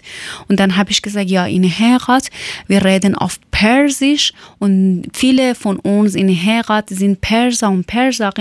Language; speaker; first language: German; non-native, learner; Persian